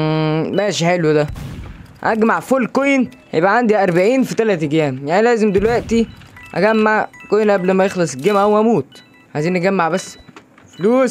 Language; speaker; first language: Arabic; native; Arabic